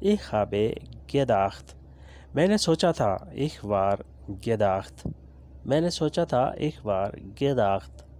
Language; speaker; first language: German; non-native, learner; Urdu